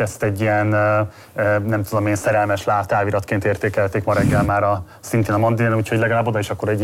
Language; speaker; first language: Hungarian; native; Hungarian